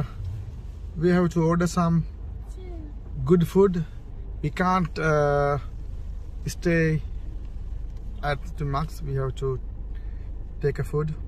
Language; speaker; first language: English; non-native, learner; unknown